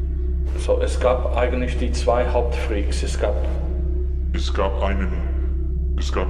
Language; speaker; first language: German; non-native, fluent; English